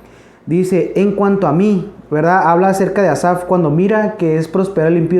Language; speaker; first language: Spanish; native; Spanish